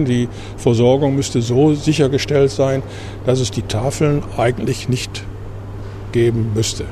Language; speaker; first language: German; native; German